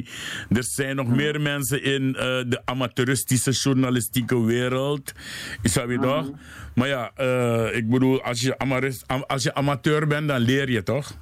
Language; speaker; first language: Dutch; native; Dutch